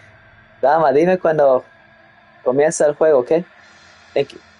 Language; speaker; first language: Spanish; non-native, learner; English